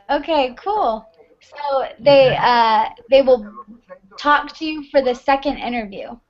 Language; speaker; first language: English; non-native, fluent; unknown